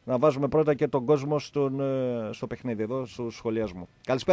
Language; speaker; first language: Greek; native; Greek